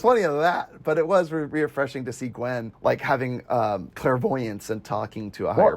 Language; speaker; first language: English; native; English